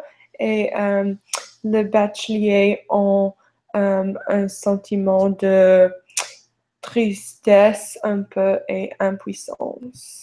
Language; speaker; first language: French; non-native, learner; English